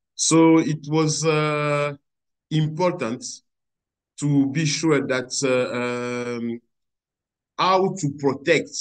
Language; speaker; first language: English; non-native, fluent; French